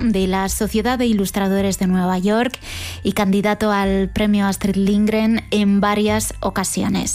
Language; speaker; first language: Spanish; native; Spanish